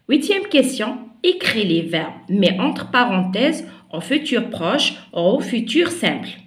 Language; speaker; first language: French; non-native, local second language; Arabic